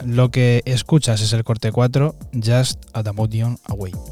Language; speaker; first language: Spanish; native; Spanish